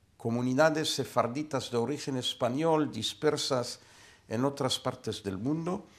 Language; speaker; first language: Spanish; non-native, fluent; Hebrew